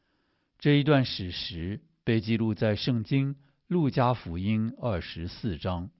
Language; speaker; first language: Chinese; native; Chinese